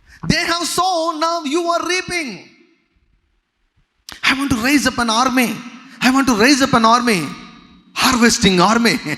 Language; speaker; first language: English; non-native, local second language; Telugu